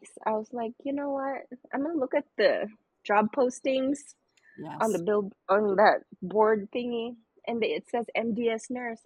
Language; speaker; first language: English; non-native, local second language; Filipino